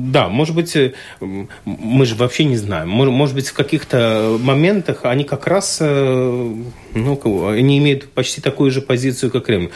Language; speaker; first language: Russian; non-native, local second language; Latvian